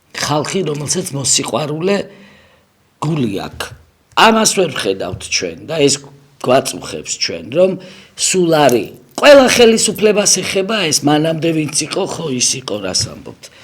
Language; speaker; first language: Georgian; native; Georgian